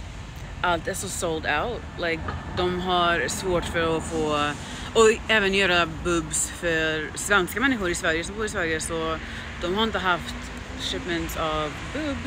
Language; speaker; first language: Swedish; early bilingual, heritage; Swedish